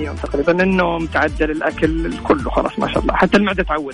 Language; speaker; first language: Arabic; native; Arabic